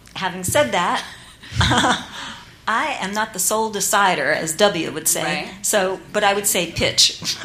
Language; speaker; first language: English; native; English